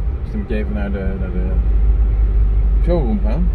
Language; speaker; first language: Dutch; native; Dutch